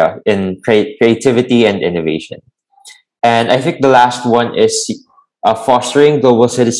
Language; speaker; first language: English; non-native, local second language; Filipino